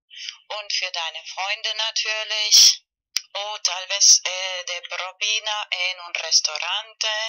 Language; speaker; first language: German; non-native, fluent; Spanish